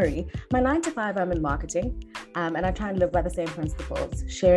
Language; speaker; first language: English; non-native, local second language; Xhosa